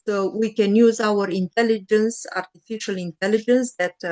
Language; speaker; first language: English; non-native, learner; Romanian